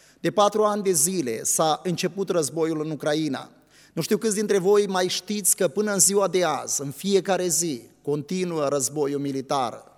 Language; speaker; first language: Romanian; native; Romanian